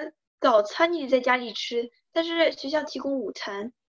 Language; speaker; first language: Chinese; early bilingual, other home language; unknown